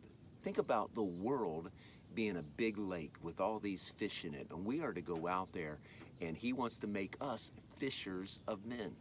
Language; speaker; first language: English; native; English